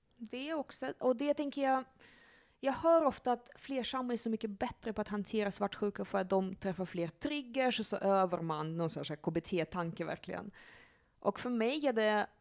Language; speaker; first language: Swedish; early bilingual, other home language; Russian